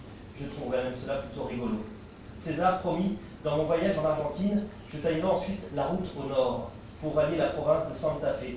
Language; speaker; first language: French; native; French